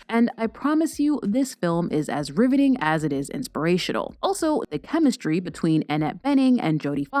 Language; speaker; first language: English; native; English